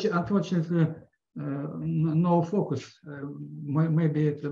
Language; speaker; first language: English; non-native, learner; Russian